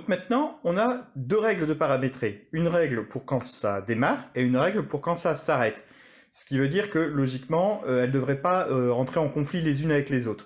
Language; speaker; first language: French; native; French